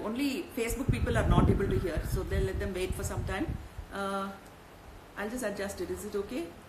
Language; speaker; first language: English; non-native, local second language; Tamil